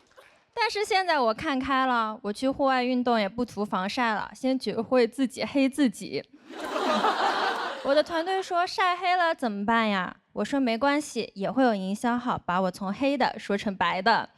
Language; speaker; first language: Chinese; native; Chinese